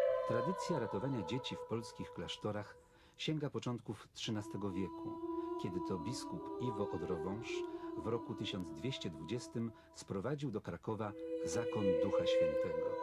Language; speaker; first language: Polish; native; Polish